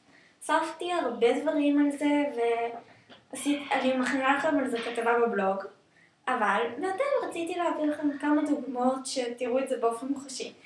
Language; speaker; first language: Hebrew; native; Hebrew